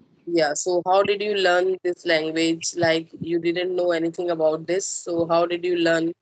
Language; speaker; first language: English; non-native, local second language; Hindi